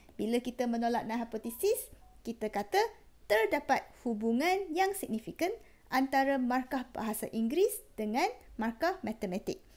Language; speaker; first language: Malay; non-native, local second language; Chinese